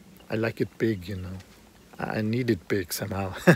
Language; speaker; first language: English; non-native, fluent; German